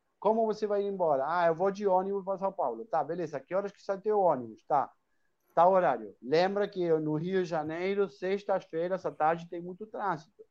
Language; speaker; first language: Portuguese; non-native, fluent; Spanish